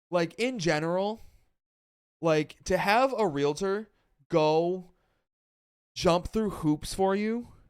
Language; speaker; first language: English; native; English